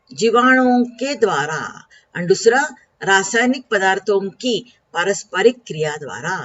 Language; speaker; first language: Hindi; non-native, local second language; Marathi